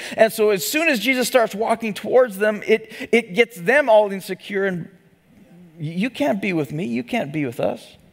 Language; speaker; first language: English; native; English